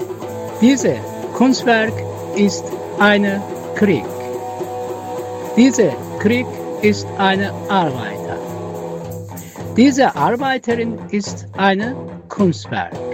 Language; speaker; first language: German; non-native, learner; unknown